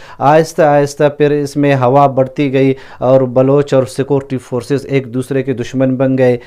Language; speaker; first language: Urdu; non-native, local second language; Baluchi